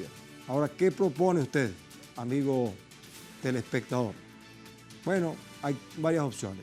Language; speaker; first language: Spanish; native; Spanish